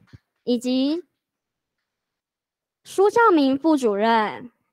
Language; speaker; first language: Chinese; native; Chinese